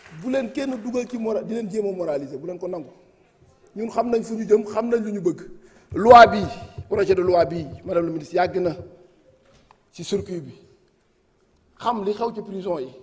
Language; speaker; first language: Wolof; non-native, local second language; Fula